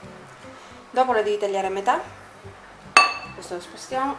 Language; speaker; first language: Italian; native; Italian